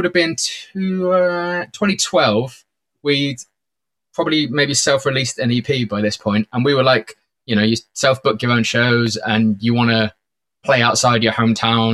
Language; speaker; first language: English; native; English